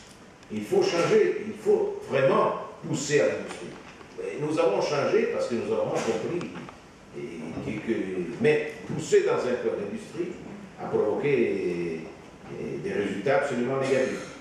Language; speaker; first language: French; non-native, fluent; Italian